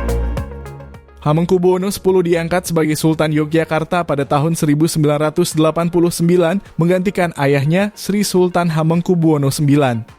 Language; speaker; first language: Indonesian; native; Indonesian